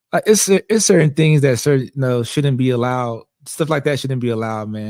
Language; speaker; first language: English; native; English